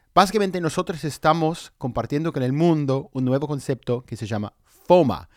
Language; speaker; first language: Spanish; non-native, fluent; English